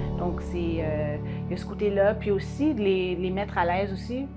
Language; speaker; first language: French; native; French